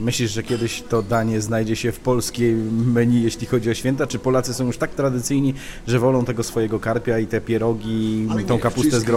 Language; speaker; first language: Polish; native; Polish